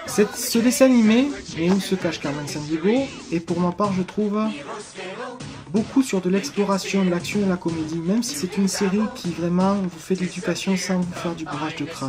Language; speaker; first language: French; native; French